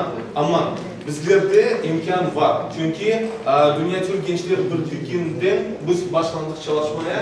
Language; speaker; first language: Turkish; non-native, learner; Tatar